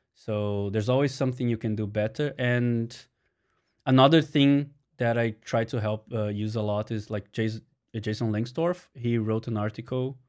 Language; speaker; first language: English; non-native, fluent; Portuguese